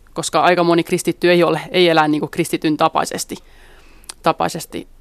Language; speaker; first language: Finnish; early bilingual, other home language; Central Kurdish